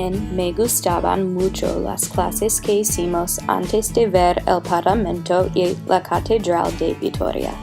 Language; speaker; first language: Spanish; non-native, learner; English